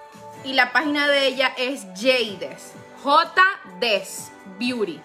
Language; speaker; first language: Spanish; native; Spanish